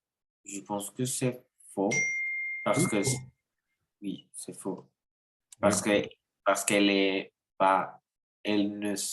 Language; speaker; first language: French; non-native, learner; Spanish